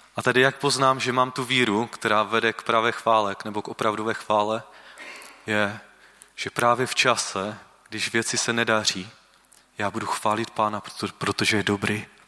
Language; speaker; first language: Czech; native; Czech